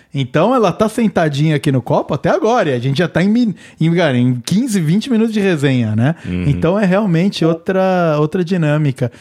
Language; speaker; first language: Portuguese; native; Portuguese